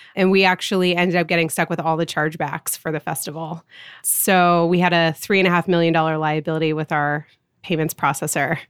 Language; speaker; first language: English; native; English